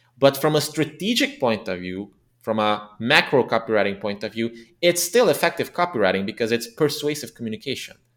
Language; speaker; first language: English; non-native, fluent; Hungarian